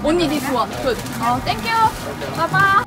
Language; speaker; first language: English; non-native, learner; Korean